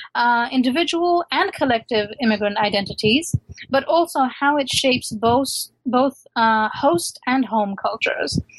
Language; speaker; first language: English; non-native, local second language; Urdu